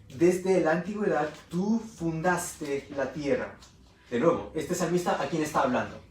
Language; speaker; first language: Spanish; early bilingual, heritage; Spanish